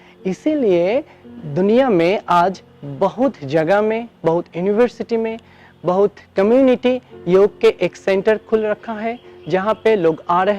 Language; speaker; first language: Hindi; non-native, fluent; Bangla